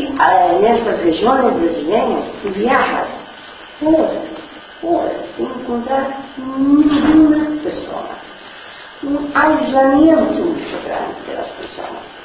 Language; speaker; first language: Spanish; non-native, learner; Portuguese